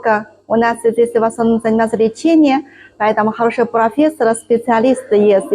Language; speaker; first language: Russian; non-native, learner; Chinese